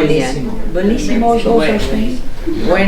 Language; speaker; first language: Spanish; non-native, learner; Dutch